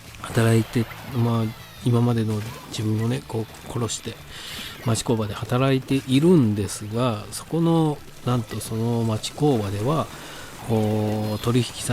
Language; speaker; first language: Japanese; native; Japanese